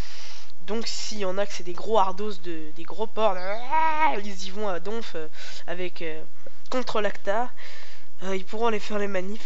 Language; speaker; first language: French; native; French